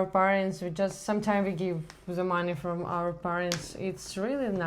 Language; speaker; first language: English; non-native, learner; Ukrainian